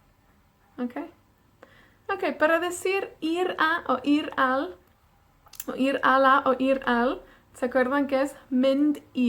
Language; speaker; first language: Spanish; non-native, fluent; Welsh